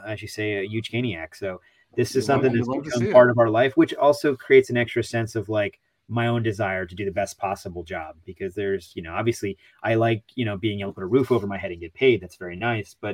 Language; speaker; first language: English; native; English